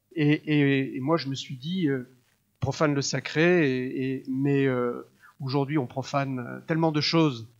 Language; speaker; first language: French; native; French